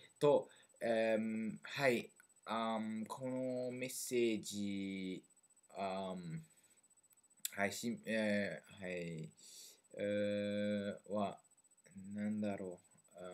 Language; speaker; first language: Japanese; non-native, learner; French